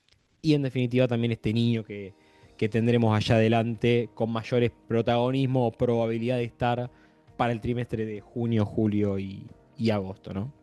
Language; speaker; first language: Spanish; native; Spanish